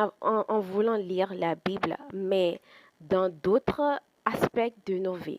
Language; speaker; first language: French; non-native, fluent; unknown